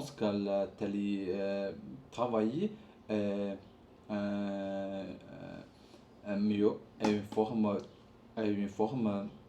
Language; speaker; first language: French; non-native, learner; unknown